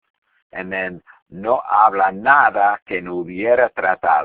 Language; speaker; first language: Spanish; non-native, fluent; English